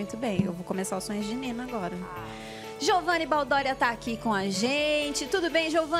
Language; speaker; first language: Portuguese; native; Portuguese